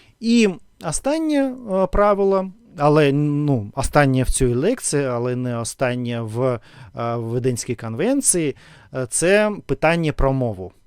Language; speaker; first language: Ukrainian; non-native, learner; Russian